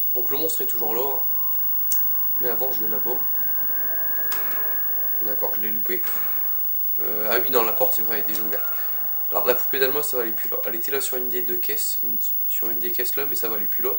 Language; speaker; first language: French; native; French